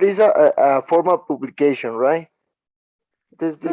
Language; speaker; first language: English; non-native, learner; Spanish